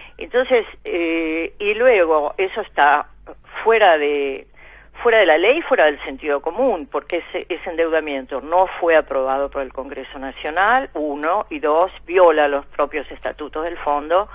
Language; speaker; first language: Spanish; native; Spanish